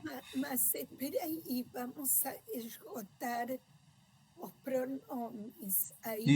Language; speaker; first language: Portuguese; non-native, fluent; Spanish